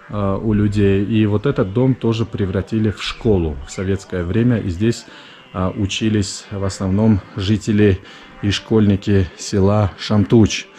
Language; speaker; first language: Russian; non-native, local second language; Tajik